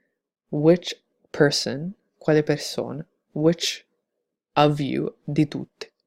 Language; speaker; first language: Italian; non-native, fluent; English